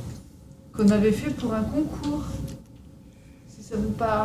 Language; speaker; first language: French; native; French